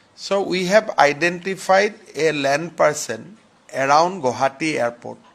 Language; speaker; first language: English; non-native, local second language; Assamese